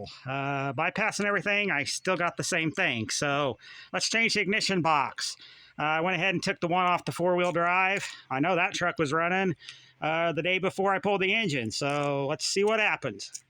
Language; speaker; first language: English; native; English